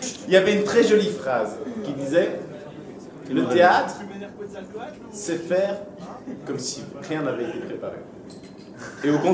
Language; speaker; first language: French; native; French